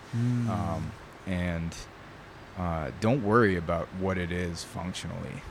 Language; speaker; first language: English; early bilingual, other home language; Italian